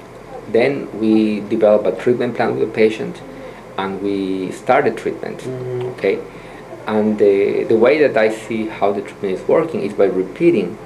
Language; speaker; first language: English; non-native, fluent; Spanish